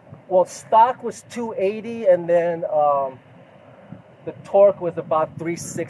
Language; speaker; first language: English; native; English